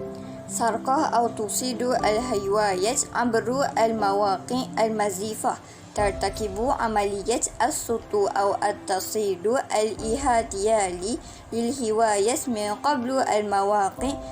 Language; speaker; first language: Arabic; non-native, learner; Malay